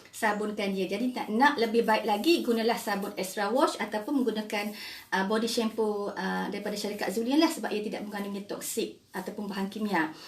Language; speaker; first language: Malay; native; Malay